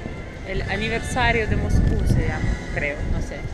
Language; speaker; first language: Spanish; non-native, fluent; Russian